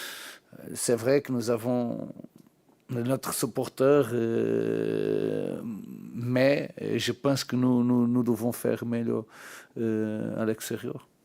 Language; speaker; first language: French; non-native, learner; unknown